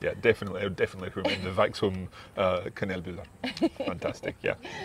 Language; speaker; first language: English; native; English